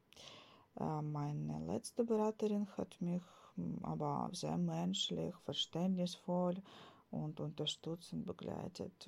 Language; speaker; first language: German; non-native, fluent; Ukrainian